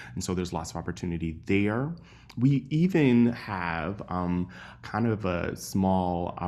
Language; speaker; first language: English; native; English